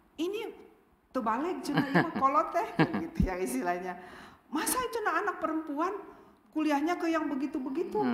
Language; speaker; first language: Indonesian; native; Indonesian